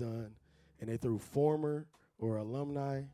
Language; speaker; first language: English; native; English